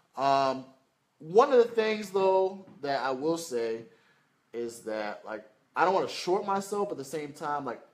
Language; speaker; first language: English; native; English